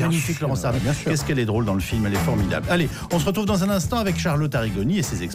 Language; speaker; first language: French; native; French